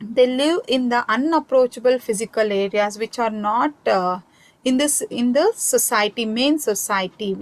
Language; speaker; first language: English; non-native, local second language; Kannada